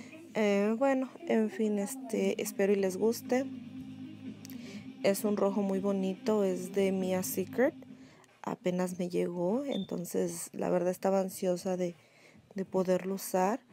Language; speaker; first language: Spanish; native; Spanish